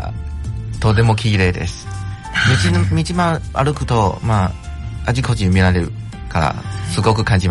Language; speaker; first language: Japanese; non-native, learner; Chinese